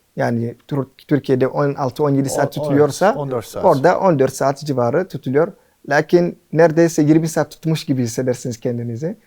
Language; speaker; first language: Turkish; non-native, fluent; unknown